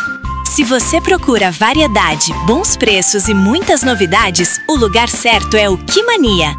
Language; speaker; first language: Portuguese; native; Portuguese